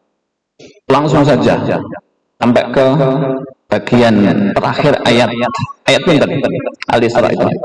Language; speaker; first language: Indonesian; non-native, local second language; Javanese